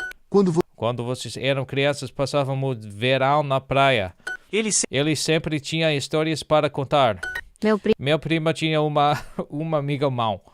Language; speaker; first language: Portuguese; non-native, learner; English